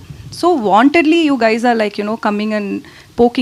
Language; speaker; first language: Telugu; non-native, learner; Tamil